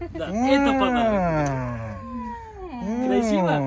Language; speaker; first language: Russian; non-native, learner; Turkish